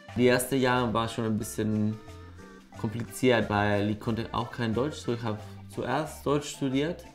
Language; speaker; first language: German; non-native, fluent; Spanish